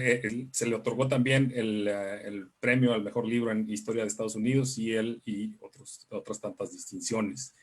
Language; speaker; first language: Spanish; native; Spanish